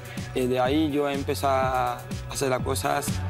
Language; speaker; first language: Spanish; non-native, fluent; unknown